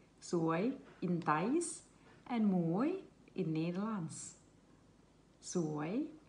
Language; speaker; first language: Dutch; non-native, learner; Thai